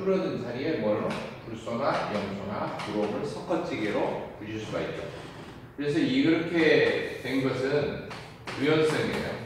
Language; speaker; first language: Korean; native; Korean